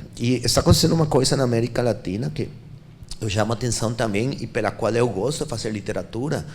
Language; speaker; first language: Portuguese; non-native, fluent; Spanish